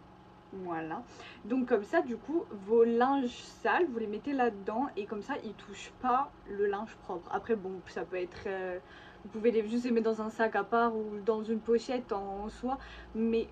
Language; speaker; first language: French; native; French